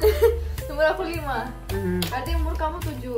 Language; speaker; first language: Indonesian; early bilingual, other home language; Russian